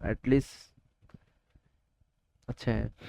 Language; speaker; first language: Hindi; native; Hindi